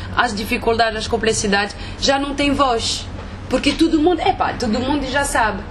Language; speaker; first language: Portuguese; non-native, fluent; French